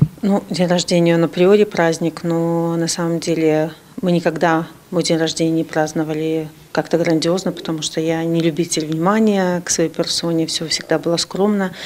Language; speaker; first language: Russian; native; Russian